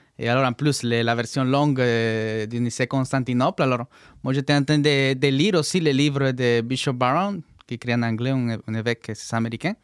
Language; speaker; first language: French; non-native, fluent; Spanish